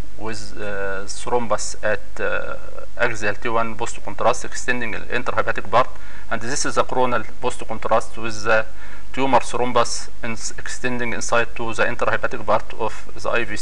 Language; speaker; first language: English; non-native, fluent; Arabic